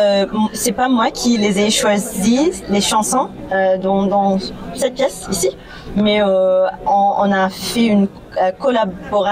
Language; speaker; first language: French; non-native, fluent; English